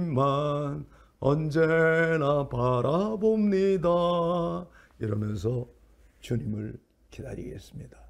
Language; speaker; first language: Korean; native; Korean